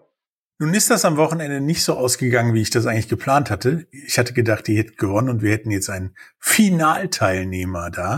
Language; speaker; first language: German; native; German